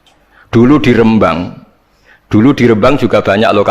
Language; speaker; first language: Indonesian; non-native, local second language; Javanese